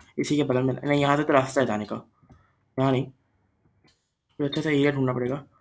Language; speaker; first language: Hindi; native; Hindi